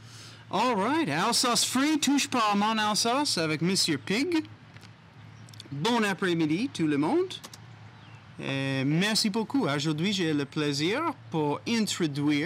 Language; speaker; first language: French; non-native, learner; English